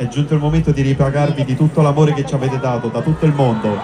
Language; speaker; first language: Italian; native; Italian